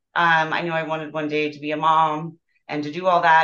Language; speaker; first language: English; native; English